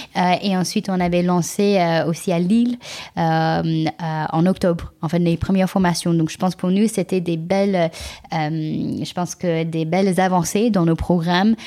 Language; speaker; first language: French; non-native, fluent; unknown